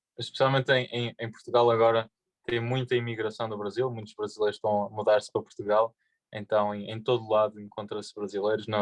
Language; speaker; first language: Portuguese; native; Portuguese